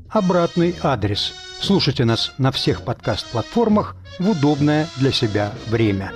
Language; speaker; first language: Russian; native; Russian